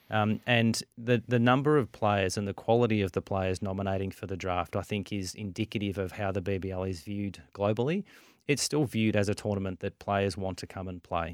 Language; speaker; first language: English; native; English